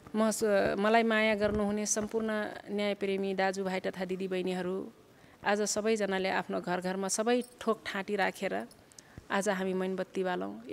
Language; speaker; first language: Nepali; non-native, local second language; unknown